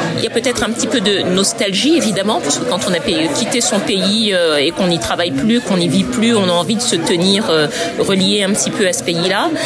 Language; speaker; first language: French; native; French